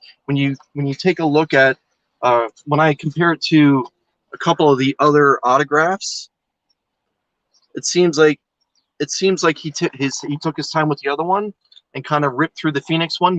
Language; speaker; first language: English; native; English